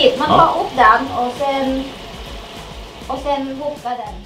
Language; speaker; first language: Swedish; non-native, learner; Thai